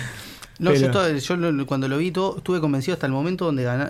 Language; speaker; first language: Spanish; native; Spanish